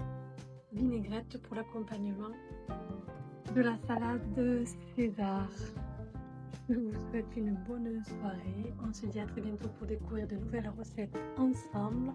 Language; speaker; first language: French; native; French